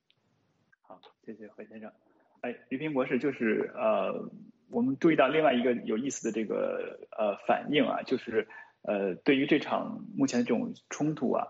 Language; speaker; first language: Chinese; native; Chinese